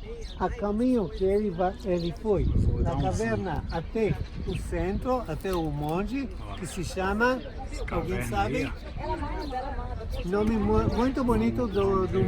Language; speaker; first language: Portuguese; non-native, learner; Hebrew